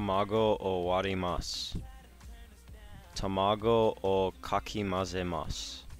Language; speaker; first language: Japanese; non-native, learner; English